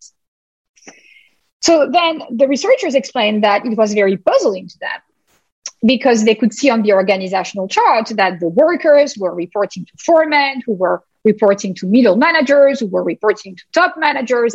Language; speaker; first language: English; non-native, fluent; French